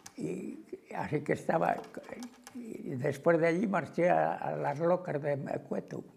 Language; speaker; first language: Spanish; native; Spanish